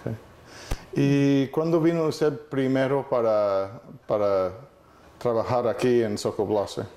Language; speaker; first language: Spanish; non-native, fluent; English